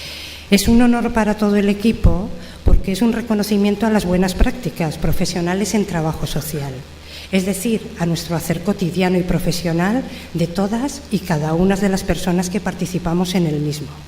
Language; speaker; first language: Spanish; native; Spanish